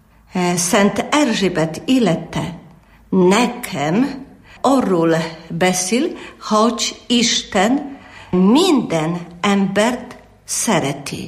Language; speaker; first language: Hungarian; non-native, learner; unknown